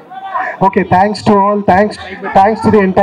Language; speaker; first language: Telugu; non-native, learner; Kannada